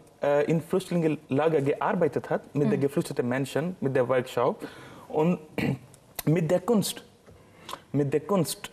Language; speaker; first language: German; non-native, learner; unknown